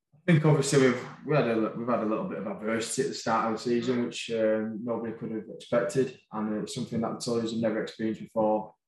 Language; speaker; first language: English; native; English